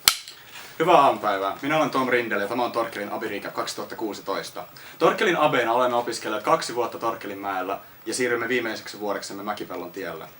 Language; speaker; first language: Finnish; native; Finnish